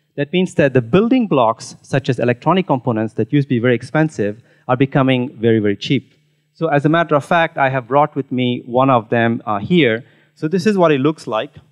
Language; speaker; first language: English; non-native, local second language; Tamil